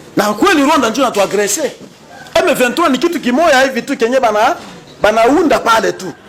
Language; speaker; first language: Swahili; native; Swahili